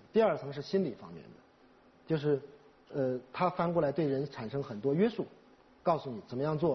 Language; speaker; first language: Chinese; native; Chinese